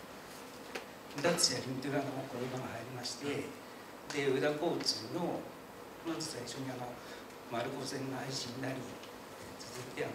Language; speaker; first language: Japanese; native; Japanese